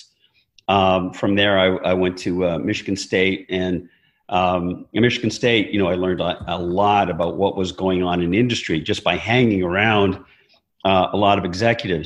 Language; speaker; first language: English; native; English